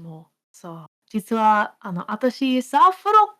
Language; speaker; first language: Japanese; non-native, fluent; English